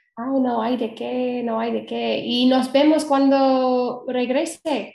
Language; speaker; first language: Spanish; non-native, fluent; English